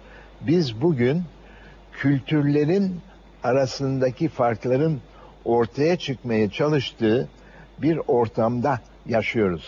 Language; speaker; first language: Turkish; native; Turkish